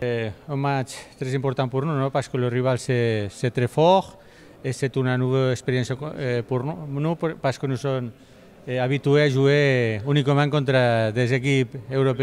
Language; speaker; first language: French; non-native, learner; Catalan